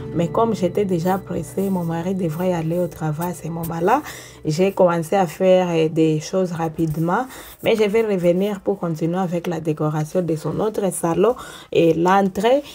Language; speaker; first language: French; non-native, local second language; Swahili